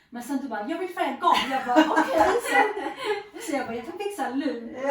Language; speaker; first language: Swedish; native; Swedish